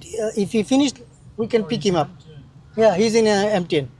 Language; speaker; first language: English; non-native, learner; Bangla